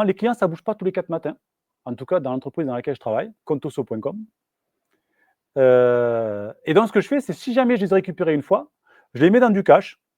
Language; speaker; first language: French; native; French